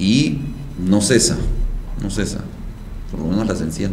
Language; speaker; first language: Spanish; native; Spanish